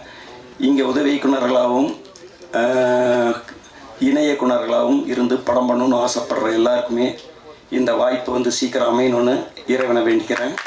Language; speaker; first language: Tamil; native; Tamil